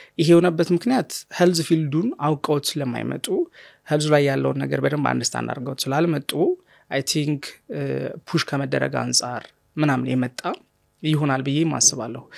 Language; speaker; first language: Amharic; native; Amharic